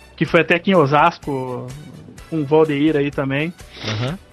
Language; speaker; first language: Portuguese; native; Portuguese